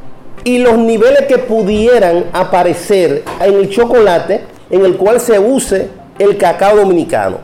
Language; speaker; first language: Spanish; native; Spanish